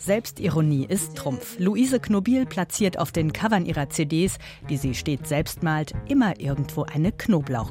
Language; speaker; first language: German; native; German